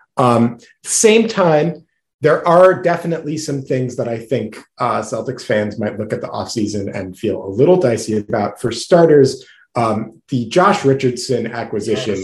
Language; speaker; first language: English; native; English